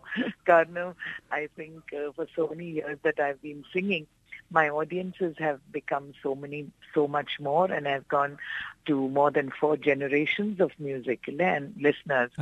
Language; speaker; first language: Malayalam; non-native, local second language; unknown